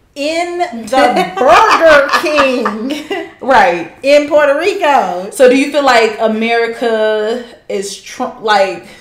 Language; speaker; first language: English; native; English